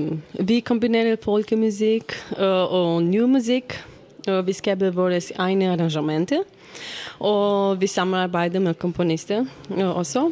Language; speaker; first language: Danish; non-native, learner; Romanian